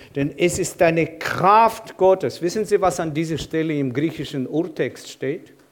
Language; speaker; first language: German; non-native, fluent; Russian